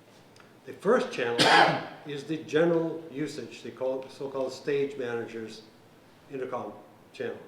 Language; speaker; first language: English; native; English